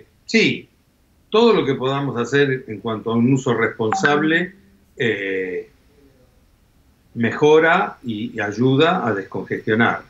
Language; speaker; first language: Spanish; native; Spanish